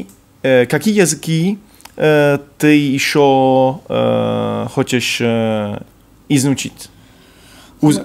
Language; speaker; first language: Russian; non-native, fluent; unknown